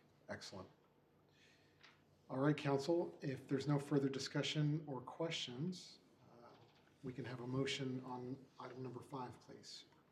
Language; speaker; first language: English; native; English